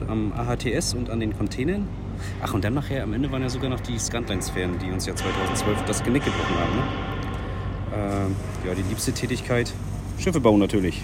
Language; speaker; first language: German; native; German